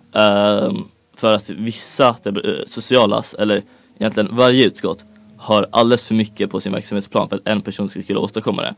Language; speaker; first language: Swedish; native; Swedish